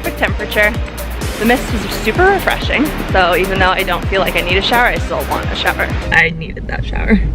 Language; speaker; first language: English; native; English